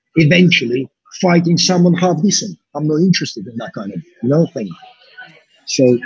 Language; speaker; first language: English; non-native, fluent; Russian